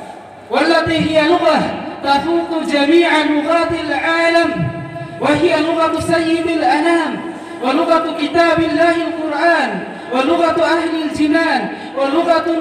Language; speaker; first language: Arabic; non-native, learner; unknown